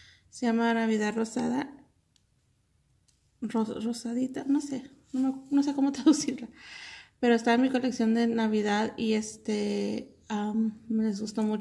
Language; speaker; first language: Spanish; early bilingual, heritage; Spanish